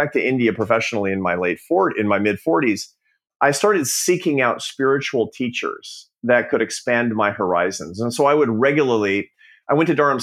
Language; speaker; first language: English; native; English